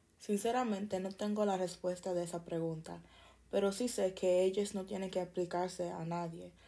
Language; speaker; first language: Spanish; early bilingual, heritage; Spanish